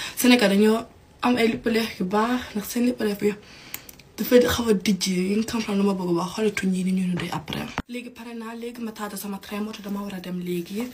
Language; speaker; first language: Wolof; early bilingual, heritage; Wolof